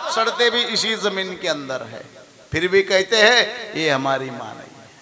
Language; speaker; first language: Hindi; non-native, local second language; Marathi